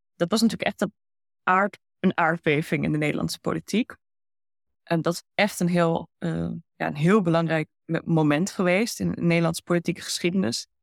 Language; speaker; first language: Dutch; early bilingual, heritage; Dutch